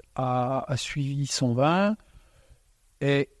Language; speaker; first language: French; non-native, local second language; Swiss German